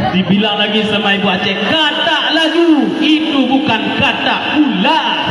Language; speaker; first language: Malay; non-native, local second language; Achinese